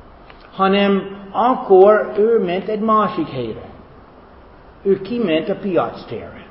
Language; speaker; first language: Hungarian; non-native, fluent; English